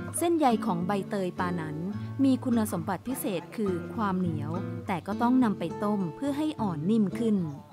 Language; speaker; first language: Thai; native; Thai